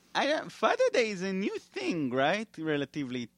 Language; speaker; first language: English; non-native, fluent; Hebrew